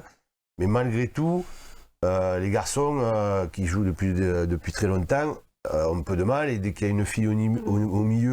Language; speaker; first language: French; native; French